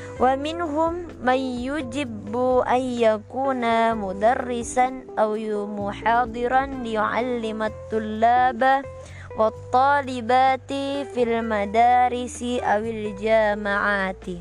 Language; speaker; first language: Arabic; non-native, learner; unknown